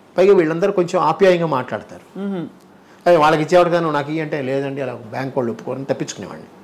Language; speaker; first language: Telugu; native; Telugu